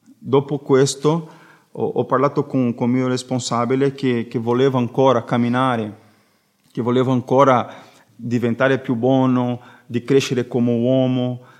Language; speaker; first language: Italian; non-native, learner; Portuguese